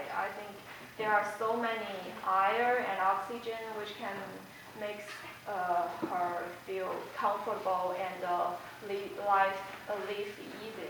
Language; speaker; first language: English; non-native, fluent; Chinese